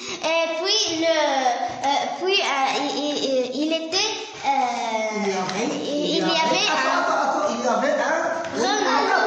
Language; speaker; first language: French; non-native, learner; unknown